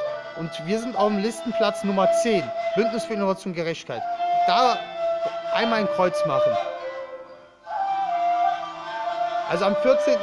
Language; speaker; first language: German; early bilingual, other home language; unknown